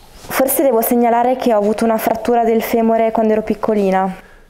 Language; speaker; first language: Italian; native; Italian